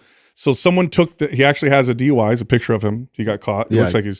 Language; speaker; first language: English; native; English